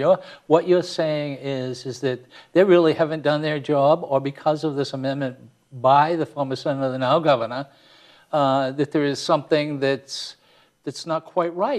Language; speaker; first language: English; native; English